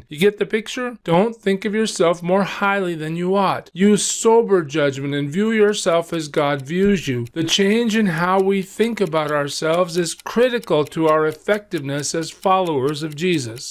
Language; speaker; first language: English; native; English